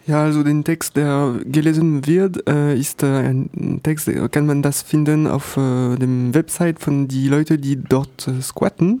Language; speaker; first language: German; non-native, learner; French